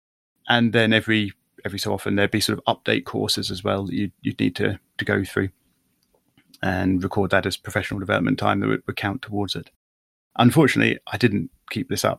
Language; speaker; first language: English; native; English